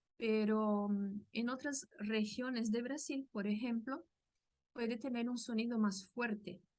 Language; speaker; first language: Spanish; non-native, fluent; Portuguese